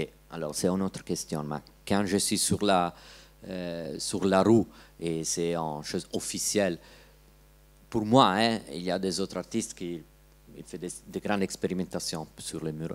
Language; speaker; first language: French; non-native, learner; Italian